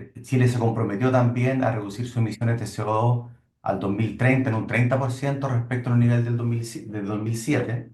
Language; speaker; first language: Spanish; native; Spanish